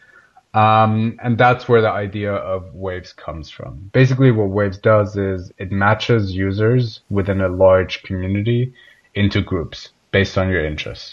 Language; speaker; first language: English; non-native, fluent; Persian